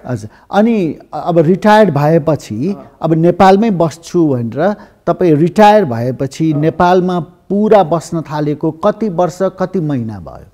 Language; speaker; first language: Nepali; native; Nepali